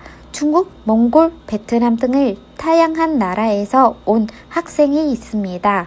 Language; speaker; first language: Korean; non-native, learner; Vietnamese